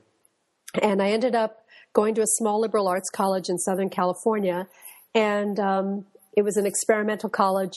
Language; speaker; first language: English; native; English